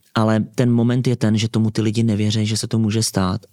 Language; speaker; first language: Czech; native; Czech